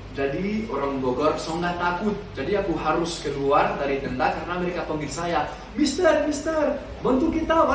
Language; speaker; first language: Indonesian; non-native, learner; French